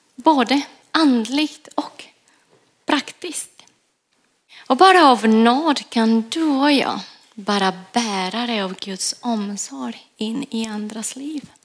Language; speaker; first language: Swedish; non-native, fluent; Spanish